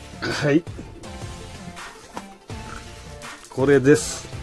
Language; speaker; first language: Japanese; native; Japanese